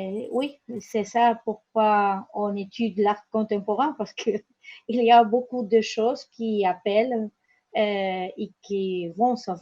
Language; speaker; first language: French; non-native, learner; Spanish